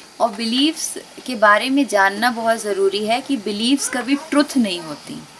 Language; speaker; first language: Hindi; native; Hindi